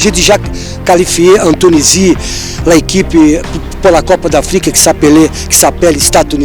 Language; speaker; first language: French; non-native, fluent; Portuguese